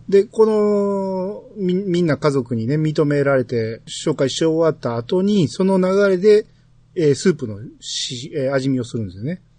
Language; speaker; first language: Japanese; native; Japanese